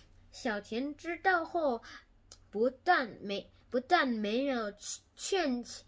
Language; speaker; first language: Chinese; non-native, learner; Korean